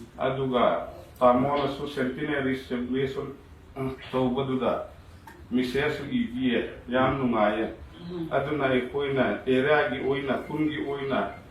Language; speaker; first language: Manipuri; non-native, local second language; Thado Chin